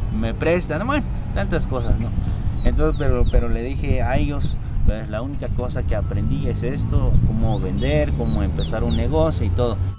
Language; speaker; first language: Spanish; non-native, local second language; Tzotzil